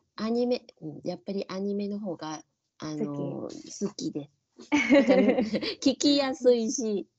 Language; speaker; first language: Japanese; non-native, fluent; Vietnamese